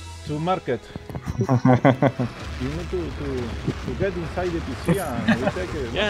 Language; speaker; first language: English; non-native, learner; Spanish